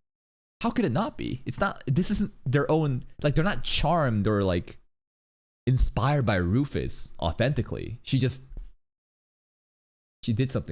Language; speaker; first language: English; native; English